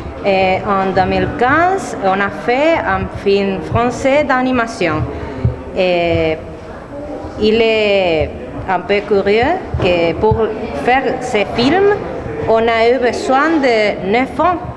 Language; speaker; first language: French; non-native, learner; Spanish